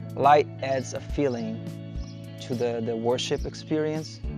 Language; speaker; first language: English; non-native, fluent; Portuguese